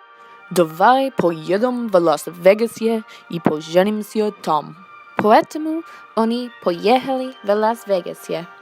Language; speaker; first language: Russian; non-native, learner; English